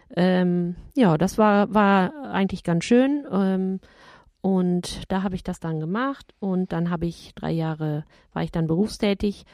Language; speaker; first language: German; native; German